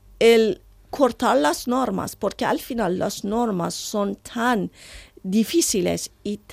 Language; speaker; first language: Spanish; non-native, learner; Persian